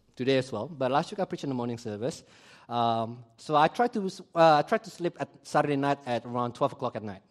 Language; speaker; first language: English; early bilingual, other home language; Indonesian